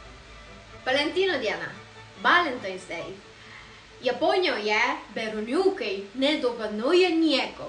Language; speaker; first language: Lithuanian; non-native, learner; Japanese